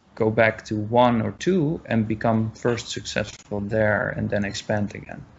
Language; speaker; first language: English; non-native, fluent; Dutch